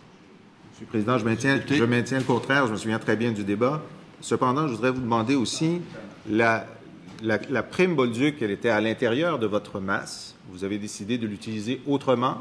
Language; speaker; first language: French; native; French